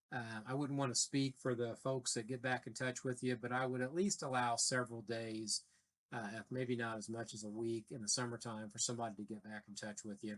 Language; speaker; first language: English; native; English